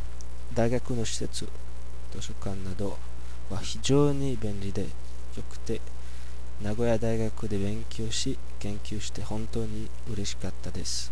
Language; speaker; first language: Japanese; non-native, fluent; French